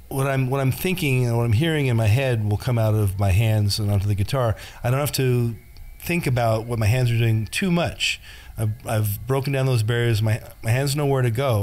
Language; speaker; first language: English; native; English